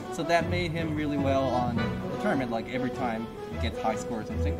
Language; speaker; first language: English; non-native, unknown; Japanese